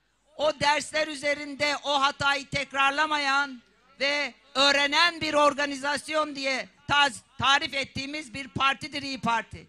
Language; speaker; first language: Turkish; native; Turkish